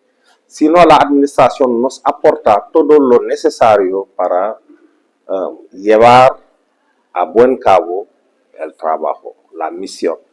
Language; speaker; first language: Spanish; non-native, fluent; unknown